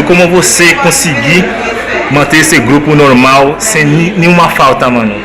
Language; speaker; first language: Portuguese; non-native, learner; Haitian Creole